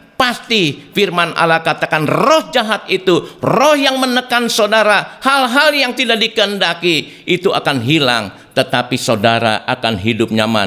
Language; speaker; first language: Indonesian; native; Indonesian